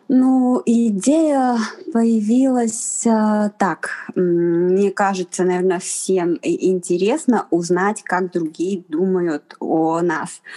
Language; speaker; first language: Russian; non-native, fluent; Chinese